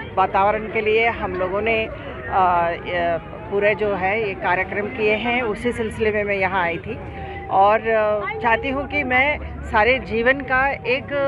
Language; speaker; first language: Hindi; non-native, local second language; Telugu